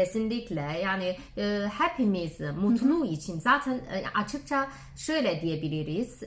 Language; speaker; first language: Turkish; non-native, learner; Chinese